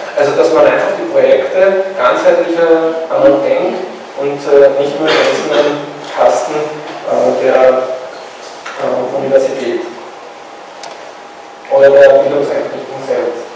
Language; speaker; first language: German; native; German